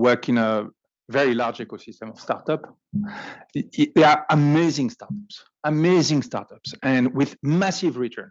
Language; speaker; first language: English; non-native, fluent; French